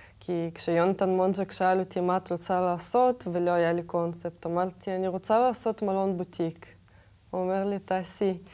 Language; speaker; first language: Hebrew; non-native, fluent; Russian